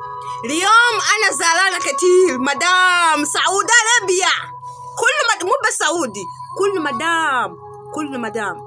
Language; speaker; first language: Arabic; non-native, learner; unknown